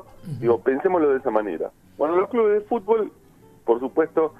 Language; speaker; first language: Spanish; native; Spanish